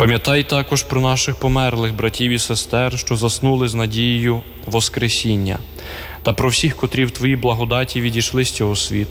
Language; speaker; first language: Ukrainian; native; Ukrainian